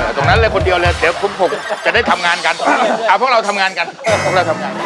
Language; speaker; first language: Thai; native; Thai